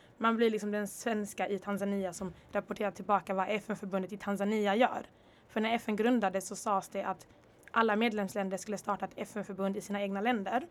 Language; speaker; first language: Swedish; early bilingual, other home language; Kinyarwanda